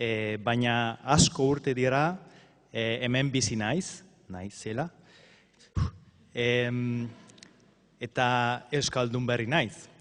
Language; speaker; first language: Basque; non-native, learner; Friulian